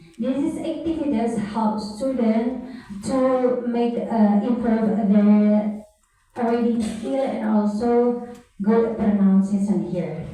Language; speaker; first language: English; non-native, learner; Indonesian